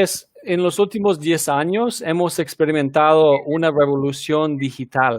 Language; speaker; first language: Spanish; non-native, fluent; English